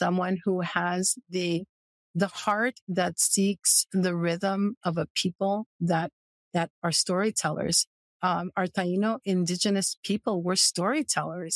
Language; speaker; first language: English; native; English